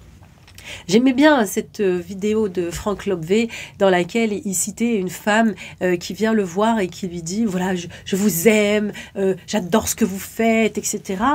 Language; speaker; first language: French; native; French